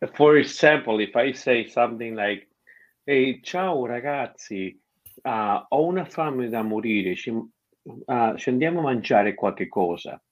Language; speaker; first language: English; non-native, fluent; Spanish